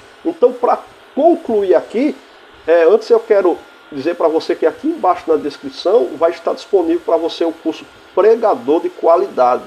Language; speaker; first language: Portuguese; native; Portuguese